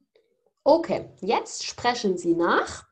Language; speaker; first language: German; non-native, fluent; Arabic